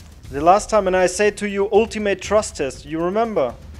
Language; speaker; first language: English; non-native, learner; German